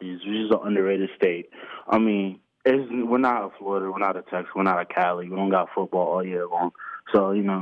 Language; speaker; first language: English; native; English